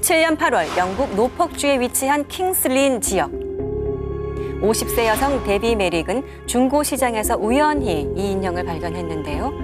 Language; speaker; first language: Korean; native; Korean